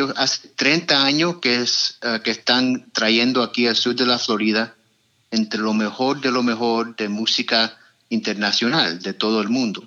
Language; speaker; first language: Spanish; early bilingual, heritage; Spanish